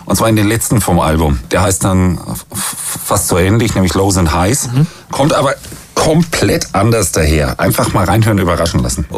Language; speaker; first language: German; native; German